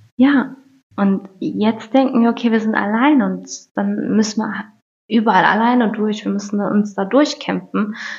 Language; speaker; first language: German; early bilingual, other home language; Turkish